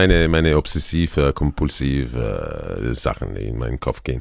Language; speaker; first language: German; non-native, fluent; Croatian